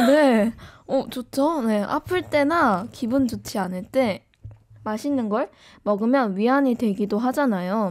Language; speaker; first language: Korean; early bilingual, heritage; Korean